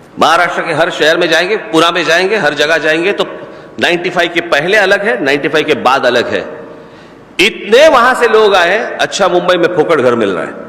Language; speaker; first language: Hindi; non-native, local second language; Marathi